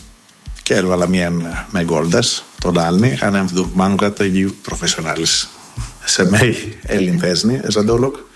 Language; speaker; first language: Hungarian; non-native, fluent; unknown